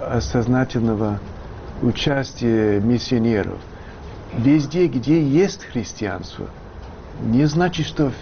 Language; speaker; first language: Russian; non-native, fluent; English